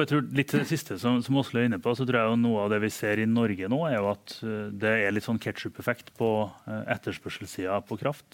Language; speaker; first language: Norwegian; native; Norwegian